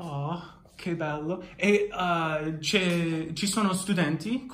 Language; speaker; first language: Italian; non-native, learner; English